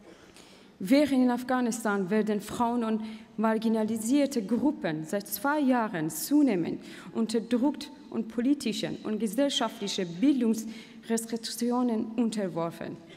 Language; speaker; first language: German; non-native, fluent; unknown